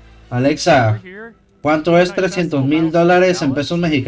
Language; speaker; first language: Spanish; native; Spanish